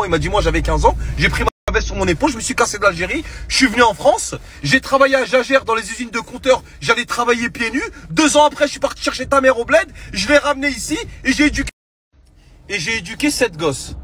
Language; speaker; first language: French; native; French